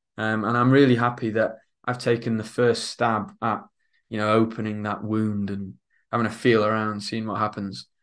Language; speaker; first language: English; native; English